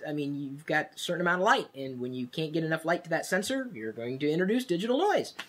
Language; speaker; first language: English; native; English